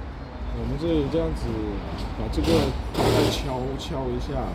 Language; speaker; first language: Chinese; native; Chinese